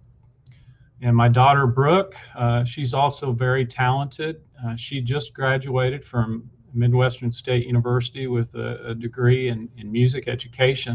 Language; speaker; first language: English; native; English